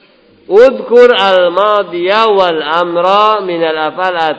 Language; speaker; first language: Arabic; non-native, fluent; Indonesian